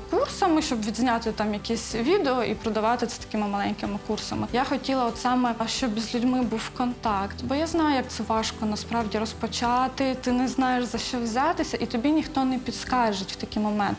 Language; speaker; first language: Ukrainian; native; Ukrainian